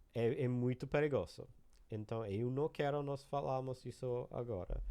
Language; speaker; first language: Portuguese; non-native, learner; English